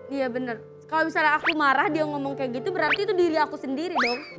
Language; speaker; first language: Indonesian; native; Indonesian